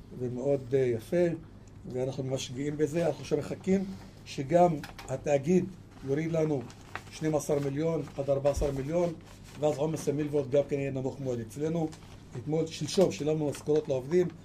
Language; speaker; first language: Hebrew; non-native, local second language; Arabic